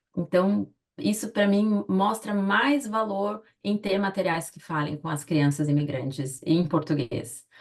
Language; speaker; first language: Portuguese; native; Portuguese